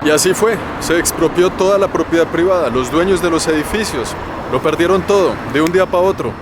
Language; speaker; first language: Spanish; native; Spanish